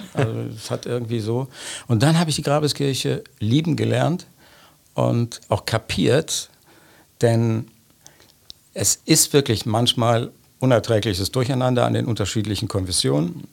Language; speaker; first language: German; native; German